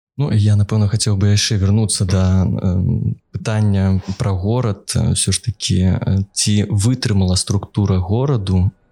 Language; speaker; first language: Belarusian; non-native, local second language; Russian